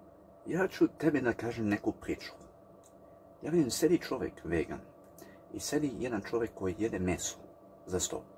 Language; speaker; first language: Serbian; early bilingual, heritage; English